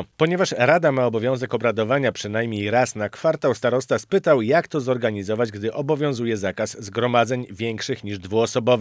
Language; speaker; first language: Polish; native; Polish